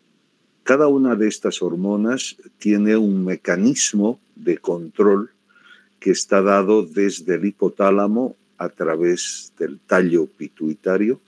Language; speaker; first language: Spanish; native; Spanish